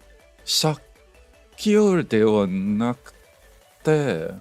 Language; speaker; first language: Japanese; non-native, learner; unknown